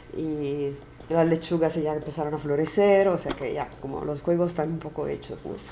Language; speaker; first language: Spanish; non-native, fluent; Italian